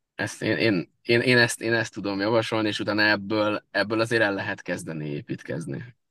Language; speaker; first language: Hungarian; native; Hungarian